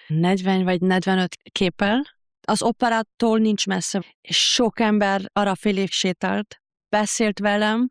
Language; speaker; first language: Hungarian; non-native, fluent; German